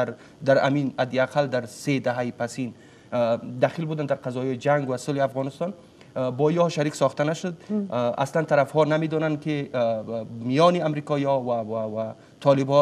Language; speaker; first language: Persian; native; Persian